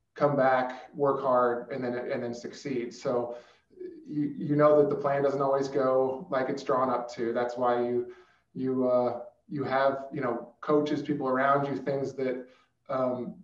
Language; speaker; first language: English; native; English